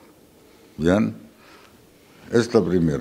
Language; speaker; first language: Spanish; non-native, fluent; Arabic